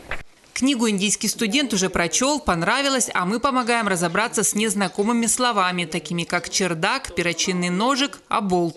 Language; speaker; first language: Russian; native; Russian